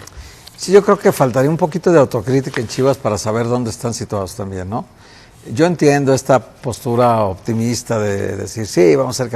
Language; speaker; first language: Spanish; native; Spanish